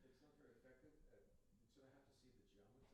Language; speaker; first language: English; native; English